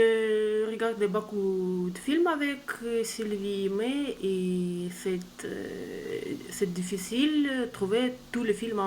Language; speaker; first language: French; non-native, learner; Russian